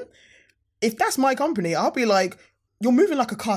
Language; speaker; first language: English; native; English